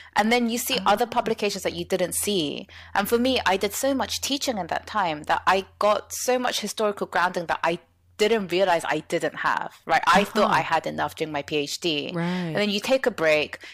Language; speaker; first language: English; native; English